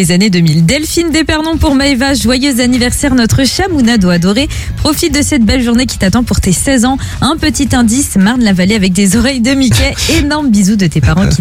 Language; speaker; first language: French; native; French